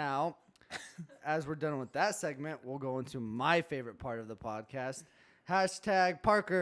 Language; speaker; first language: English; native; English